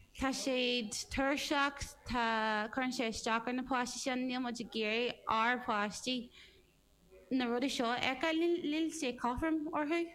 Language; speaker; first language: Irish; non-native, local second language; English